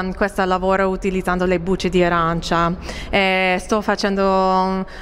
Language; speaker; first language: Italian; non-native, fluent; English